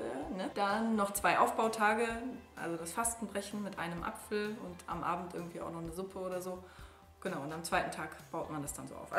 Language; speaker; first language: German; native; German